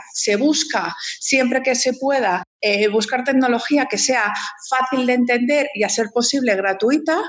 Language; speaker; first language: Spanish; native; Spanish